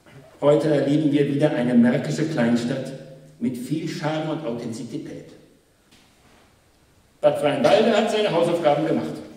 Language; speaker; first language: German; native; German